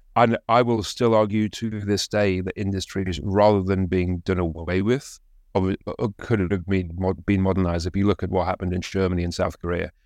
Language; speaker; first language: English; native; English